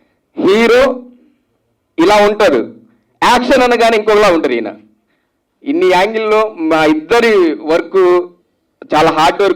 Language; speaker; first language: Telugu; native; Telugu